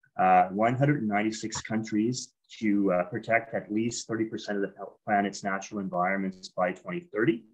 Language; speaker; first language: English; native; English